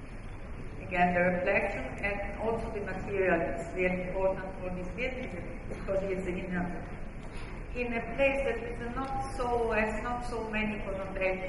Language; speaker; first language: English; non-native, fluent; Italian